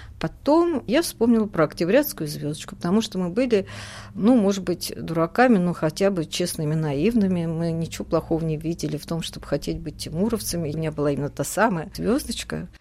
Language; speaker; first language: Russian; native; Russian